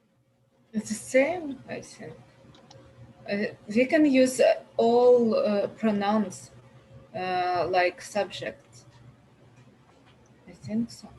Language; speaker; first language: English; non-native, learner; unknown